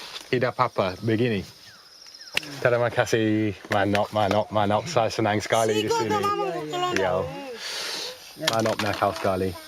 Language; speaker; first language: Indonesian; non-native, learner; English